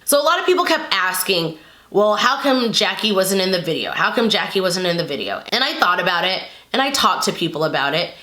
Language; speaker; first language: English; native; English